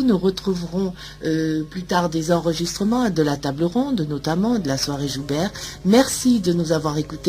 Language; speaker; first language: French; native; French